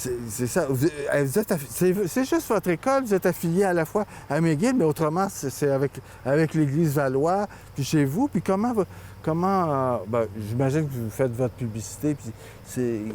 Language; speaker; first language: French; native; French